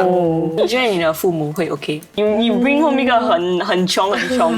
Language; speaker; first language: Chinese; non-native, local second language; English